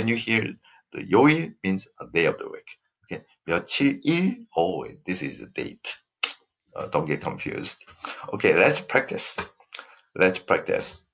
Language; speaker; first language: English; non-native, fluent; Korean